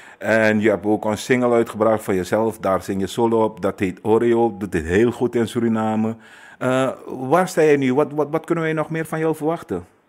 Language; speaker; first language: Dutch; native; Dutch